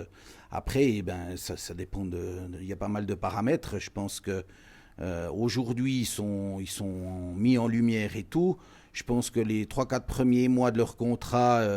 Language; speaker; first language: French; native; French